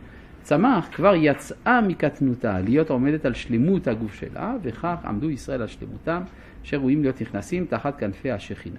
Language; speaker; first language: Hebrew; non-native, fluent; French